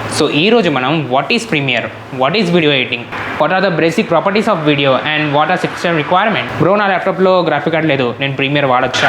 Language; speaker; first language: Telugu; non-native, local second language; Urdu